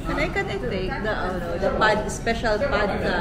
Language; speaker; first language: English; non-native, fluent; Cebuano